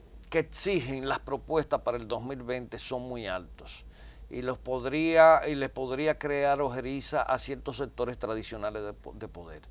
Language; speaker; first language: Spanish; native; Spanish